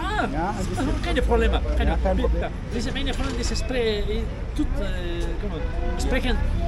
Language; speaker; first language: German; non-native, learner; Spanish